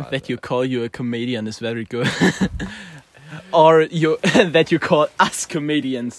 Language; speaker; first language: English; non-native, learner; German